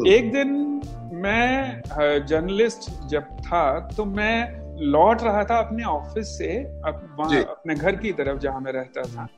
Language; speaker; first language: Hindi; native; Hindi